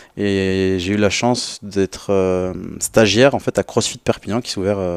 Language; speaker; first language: French; native; French